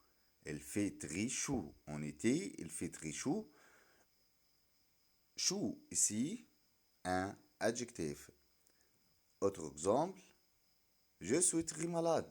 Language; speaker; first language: French; non-native, fluent; Arabic